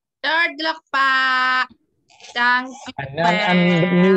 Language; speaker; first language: Dutch; non-native, learner; Indonesian